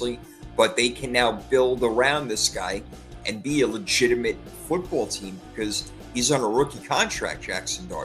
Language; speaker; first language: English; native; English